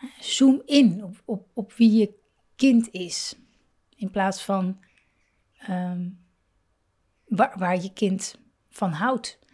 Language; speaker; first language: Dutch; native; Dutch